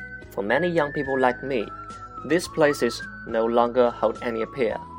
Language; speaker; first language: English; non-native, fluent; Chinese